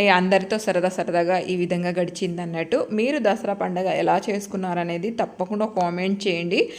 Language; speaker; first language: Telugu; non-native, local second language; Lambadi